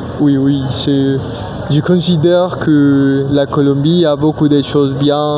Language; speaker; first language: French; non-native, learner; Spanish